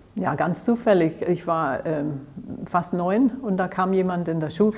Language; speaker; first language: German; non-native, fluent; English